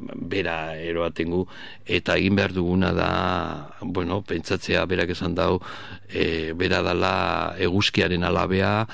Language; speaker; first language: Basque; native; Basque